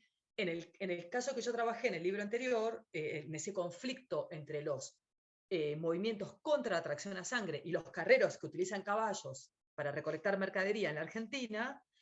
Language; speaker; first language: Spanish; native; Spanish